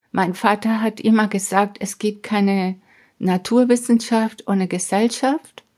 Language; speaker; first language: German; non-native, fluent; Spanish